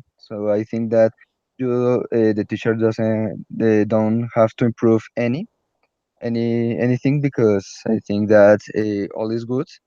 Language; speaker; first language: English; non-native, learner; Spanish